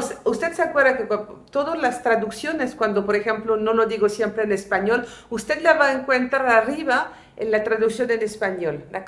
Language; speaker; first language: Spanish; non-native, fluent; French